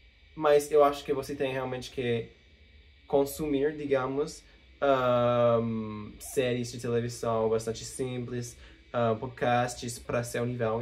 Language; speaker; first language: Portuguese; non-native, fluent; English